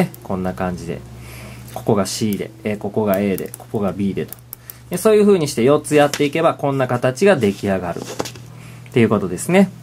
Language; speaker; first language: Japanese; native; Japanese